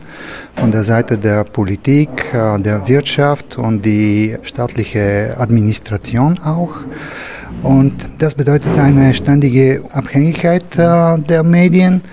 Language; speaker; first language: German; non-native, fluent; Bulgarian